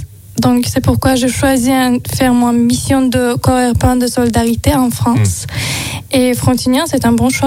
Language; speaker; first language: French; non-native, learner; Azerbaijani